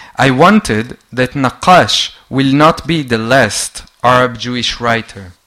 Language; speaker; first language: English; non-native, fluent; Hebrew